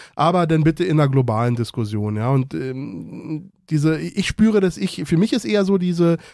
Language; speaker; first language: German; native; German